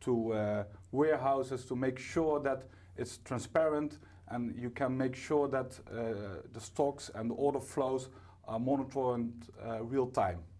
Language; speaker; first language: English; non-native, fluent; Dutch